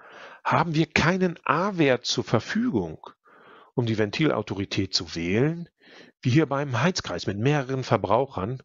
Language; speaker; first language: German; native; German